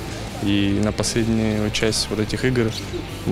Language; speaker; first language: Russian; native; Russian